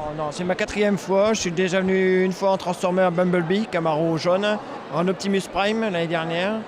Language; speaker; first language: French; native; French